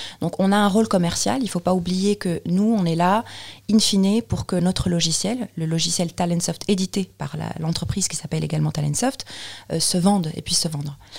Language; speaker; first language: French; non-native, local second language; Arabic